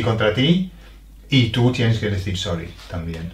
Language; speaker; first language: Spanish; non-native, fluent; English